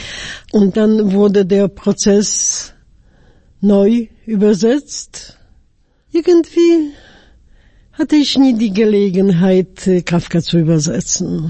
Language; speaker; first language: German; non-native, fluent; Polish